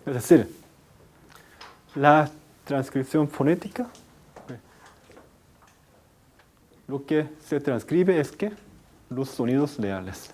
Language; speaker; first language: Spanish; non-native, fluent; Korean